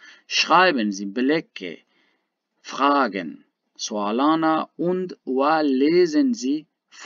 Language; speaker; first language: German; non-native, fluent; Baluchi